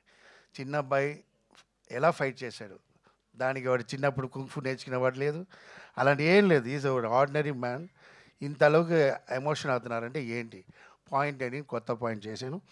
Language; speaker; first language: Telugu; non-native, fluent; Tamil